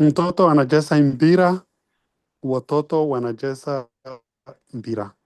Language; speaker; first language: Swahili; non-native, learner; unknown